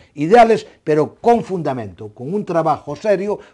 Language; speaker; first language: Spanish; native; Spanish